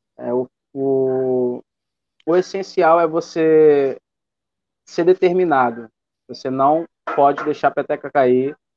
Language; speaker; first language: Portuguese; native; Portuguese